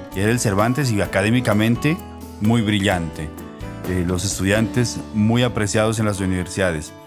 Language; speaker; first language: Spanish; native; Spanish